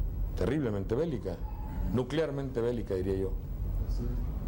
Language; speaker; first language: Spanish; native; Spanish